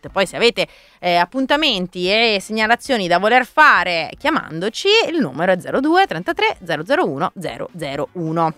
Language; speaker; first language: Italian; native; Italian